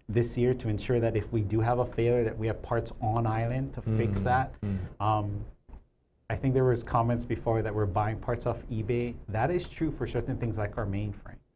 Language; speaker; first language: English; native; English